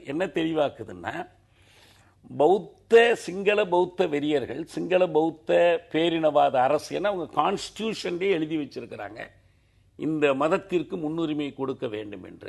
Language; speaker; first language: Tamil; native; Tamil